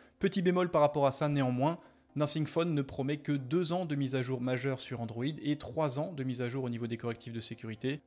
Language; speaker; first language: French; native; French